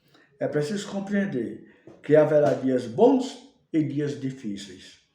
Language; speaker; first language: Portuguese; native; Portuguese